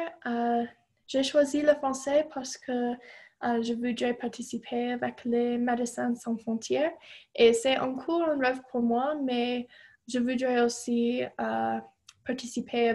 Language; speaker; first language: French; non-native, fluent; English